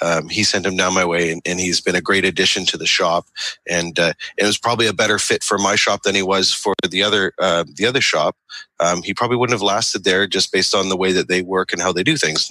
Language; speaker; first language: English; native; English